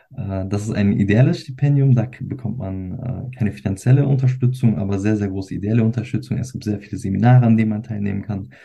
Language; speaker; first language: German; early bilingual, other home language; Turkish